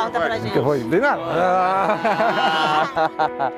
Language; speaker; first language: Portuguese; non-native, fluent; Spanish